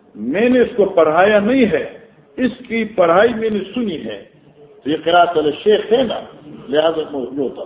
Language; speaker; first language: Urdu; non-native, local second language; Northern Hindko